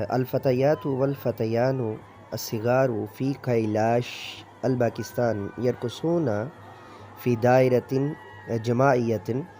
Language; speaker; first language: Arabic; non-native, learner; Urdu